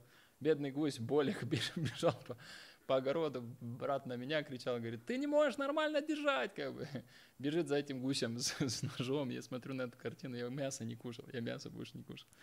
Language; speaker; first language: Russian; native; Russian